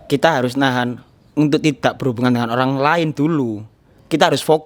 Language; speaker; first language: Indonesian; non-native, local second language; Javanese